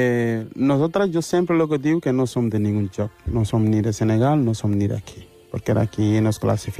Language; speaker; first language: Catalan; early bilingual, other home language; Wolof